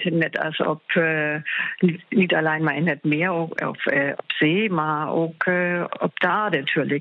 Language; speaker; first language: Dutch; non-native, fluent; German